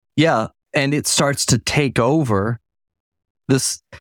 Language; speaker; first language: English; native; English